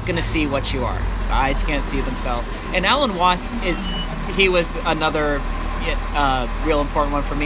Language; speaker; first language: English; native; English